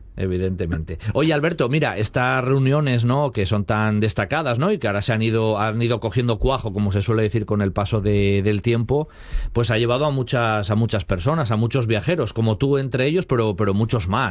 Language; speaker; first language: Spanish; native; Spanish